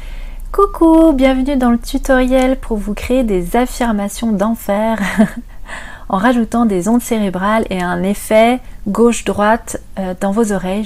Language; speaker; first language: French; native; French